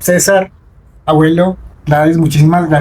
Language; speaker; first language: Spanish; native; Spanish